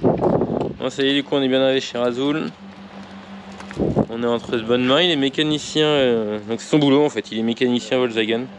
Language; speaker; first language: French; native; French